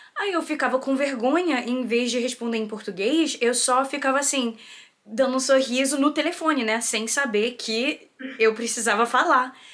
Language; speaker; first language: Portuguese; early bilingual, heritage; Portuguese